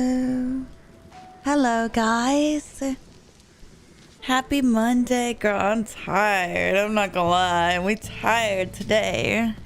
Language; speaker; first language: English; early bilingual, heritage; Spanish